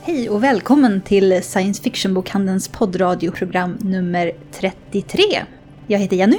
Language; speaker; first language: Swedish; native; Swedish